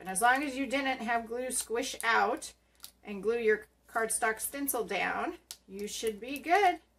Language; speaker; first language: English; native; English